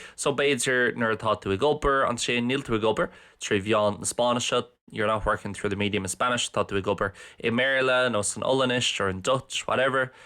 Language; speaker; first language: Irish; non-native, local second language; English